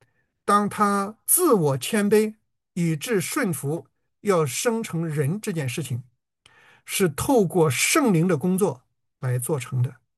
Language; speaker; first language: Chinese; native; Chinese